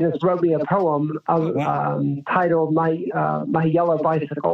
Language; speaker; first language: English; native; English